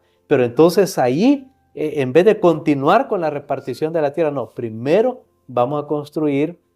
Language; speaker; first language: Spanish; native; Spanish